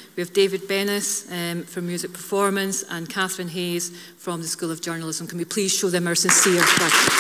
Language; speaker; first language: English; native; English